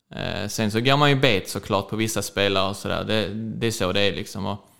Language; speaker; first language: Swedish; native; Swedish